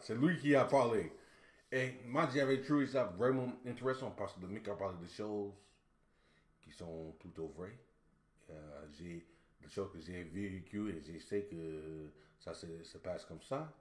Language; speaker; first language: French; non-native, learner; English